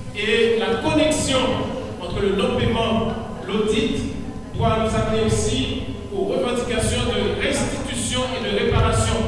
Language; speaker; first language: French; non-native, local second language; Haitian Creole